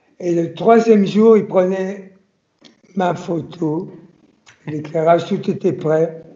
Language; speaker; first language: French; early bilingual, other home language; Italian